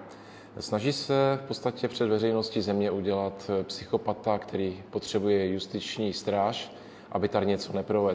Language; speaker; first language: Czech; native; Czech